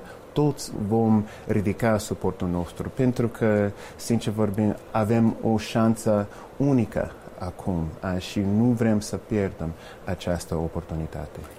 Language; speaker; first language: Romanian; non-native, fluent; English